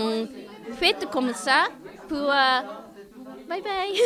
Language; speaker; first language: French; non-native, learner; Japanese